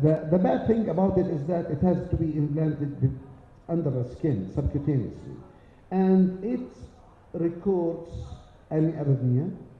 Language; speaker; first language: English; non-native, fluent; Arabic